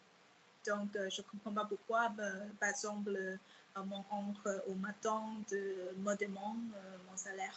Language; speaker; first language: French; non-native, fluent; Vietnamese